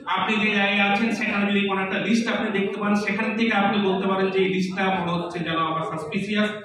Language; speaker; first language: Bangla; non-native, local second language; Santali